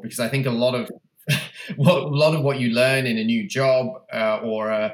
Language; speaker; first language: English; native; English